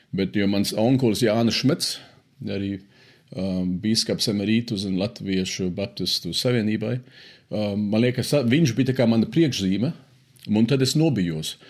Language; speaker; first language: Latvian; early bilingual, heritage; Latvian